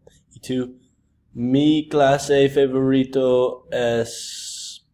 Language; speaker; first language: Spanish; non-native, learner; English